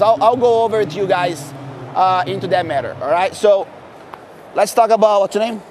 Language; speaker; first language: English; non-native, fluent; Portuguese